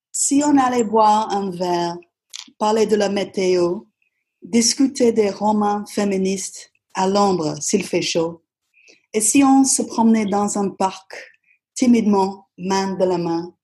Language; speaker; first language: French; non-native, fluent; English